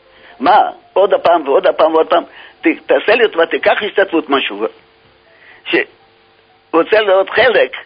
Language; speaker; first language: Hebrew; non-native, fluent; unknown